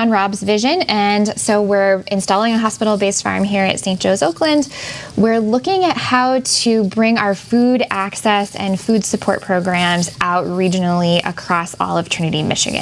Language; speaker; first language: English; native; English